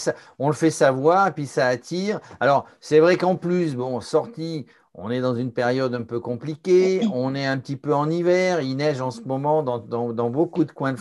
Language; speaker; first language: French; native; French